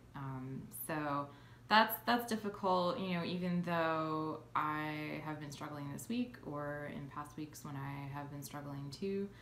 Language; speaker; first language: English; native; English